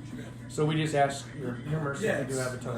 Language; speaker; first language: English; native; English